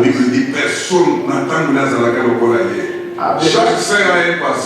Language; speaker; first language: French; non-native, local second language; Lingala